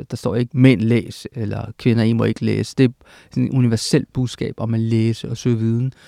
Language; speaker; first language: Danish; native; Danish